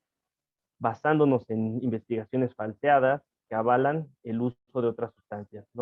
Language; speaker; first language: Spanish; native; Spanish